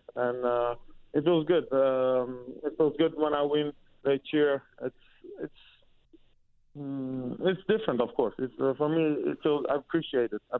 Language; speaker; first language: English; non-native, fluent; Dutch